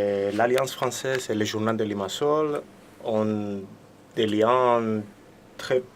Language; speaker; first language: French; non-native, fluent; Greek